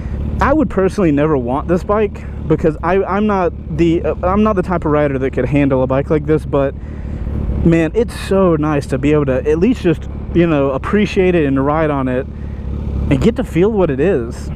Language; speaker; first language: English; native; English